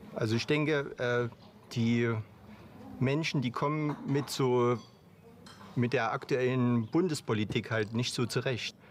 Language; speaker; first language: German; non-native, fluent; Arabic